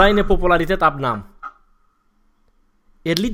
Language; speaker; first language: German; non-native, fluent; Romanian